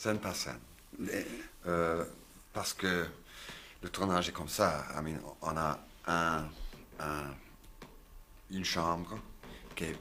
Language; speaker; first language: French; non-native, learner; English